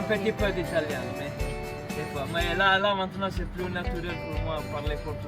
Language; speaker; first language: French; non-native, fluent; Italian